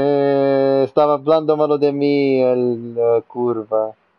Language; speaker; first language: Spanish; non-native, learner; Italian